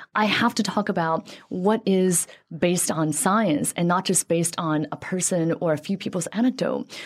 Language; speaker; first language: English; early bilingual, other home language; Chinese